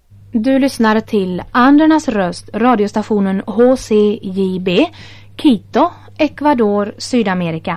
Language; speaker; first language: Swedish; native; Swedish